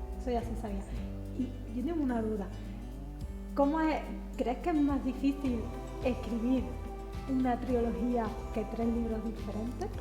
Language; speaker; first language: Spanish; native; Spanish